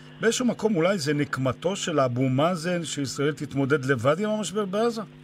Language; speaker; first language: Hebrew; native; Hebrew